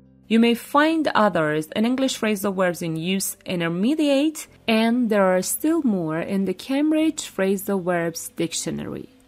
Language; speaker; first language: English; non-native, fluent; Persian